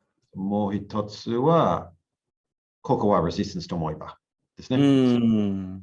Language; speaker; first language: Japanese; non-native, learner; English